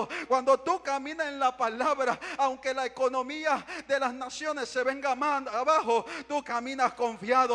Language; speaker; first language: Spanish; native; Spanish